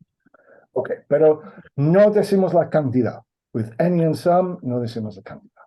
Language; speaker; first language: Spanish; non-native, fluent; English